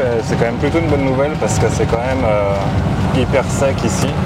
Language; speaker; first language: French; native; French